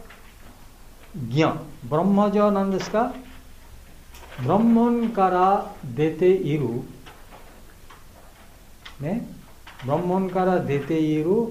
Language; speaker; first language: Japanese; non-native, learner; Bangla